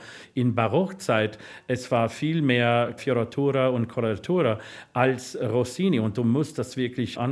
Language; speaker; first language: German; non-native, fluent; English